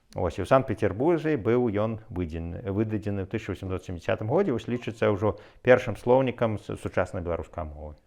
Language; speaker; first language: Belarusian; non-native, local second language; Russian